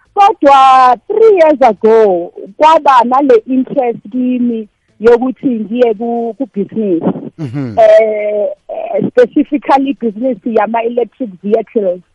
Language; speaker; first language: South Ndebele; non-native, local second language; Venda